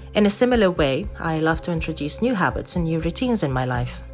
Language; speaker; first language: English; non-native, fluent; Maltese